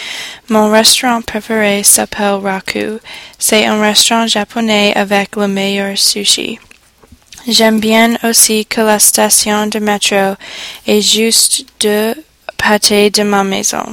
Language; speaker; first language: French; non-native, learner; English